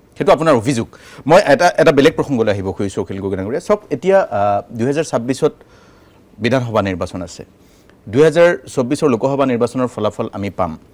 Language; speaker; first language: Assamese; native; Assamese